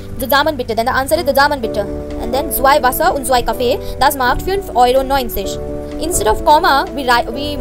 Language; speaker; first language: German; non-native, fluent; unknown